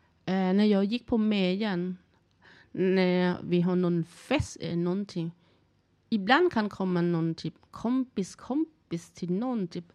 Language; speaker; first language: Swedish; non-native, learner; Thai